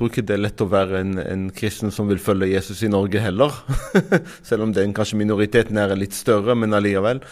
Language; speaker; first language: Norwegian; non-native, fluent; Arabic